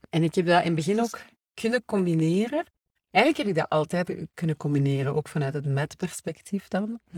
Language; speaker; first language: Dutch; native; Dutch